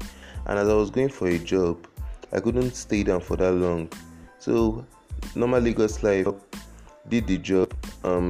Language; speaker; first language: English; non-native, local second language; Yoruba